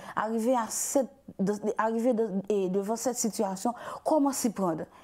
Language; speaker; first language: French; non-native, local second language; Haitian Creole